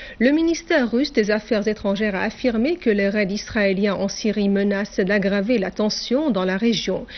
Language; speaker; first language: French; non-native, fluent; Arabic